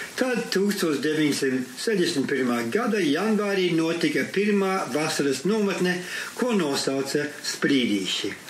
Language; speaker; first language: Latvian; early bilingual, heritage; Latvian